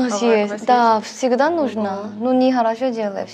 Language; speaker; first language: Russian; non-native, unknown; Korean